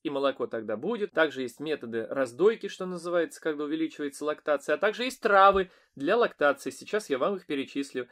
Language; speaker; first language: Russian; native; Russian